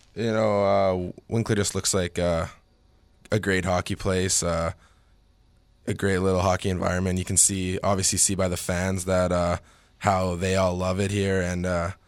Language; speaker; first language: English; native; English